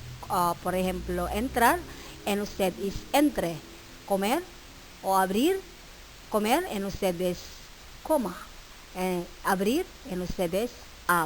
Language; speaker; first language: Spanish; non-native, fluent; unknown